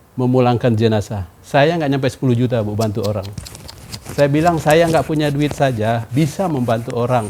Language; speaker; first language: Indonesian; non-native, local second language; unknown